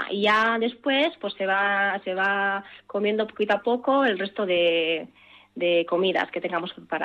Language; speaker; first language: Spanish; early bilingual, other home language; Arabic